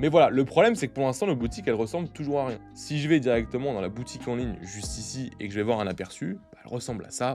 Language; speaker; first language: French; native; French